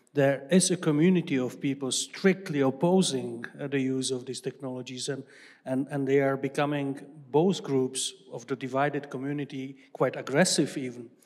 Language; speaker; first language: English; non-native, fluent; Czech